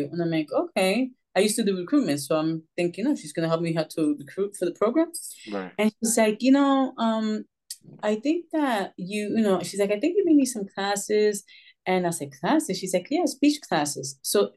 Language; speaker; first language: English; early bilingual, other home language; Spanish